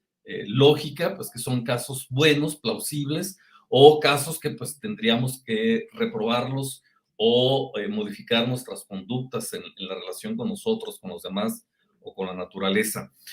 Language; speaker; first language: Spanish; native; Spanish